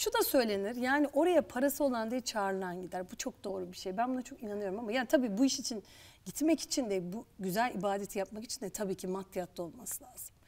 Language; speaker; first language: Turkish; native; Turkish